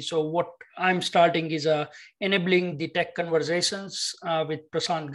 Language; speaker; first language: English; non-native, local second language; Gujarati